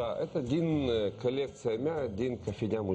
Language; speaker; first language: Romanian; non-native, learner; Russian